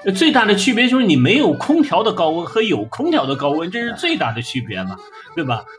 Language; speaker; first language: Chinese; native; Chinese